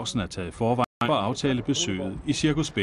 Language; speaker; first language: Danish; native; Danish